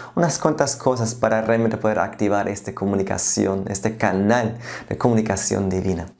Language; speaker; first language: Spanish; non-native, fluent; German